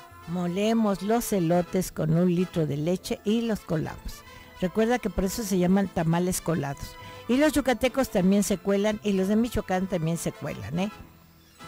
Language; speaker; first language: Spanish; native; Spanish